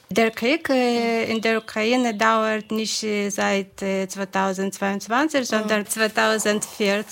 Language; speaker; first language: German; non-native, fluent; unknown